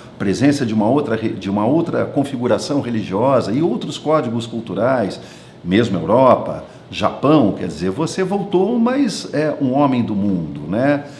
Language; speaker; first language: Portuguese; native; Portuguese